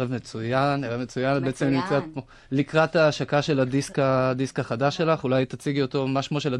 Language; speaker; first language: Hebrew; native; Hebrew